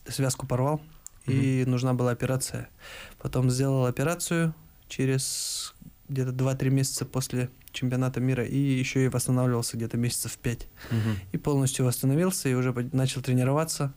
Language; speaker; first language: Russian; native; Russian